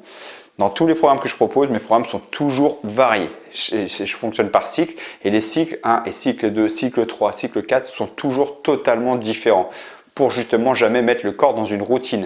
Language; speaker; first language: French; native; French